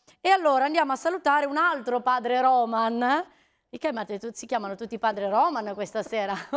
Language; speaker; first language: Italian; native; Italian